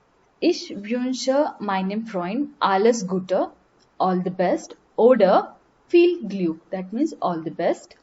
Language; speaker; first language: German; non-native, learner; Marathi